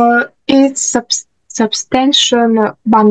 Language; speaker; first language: English; non-native, learner; Russian